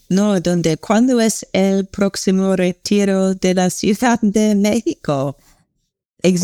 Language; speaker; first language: Spanish; non-native, learner; English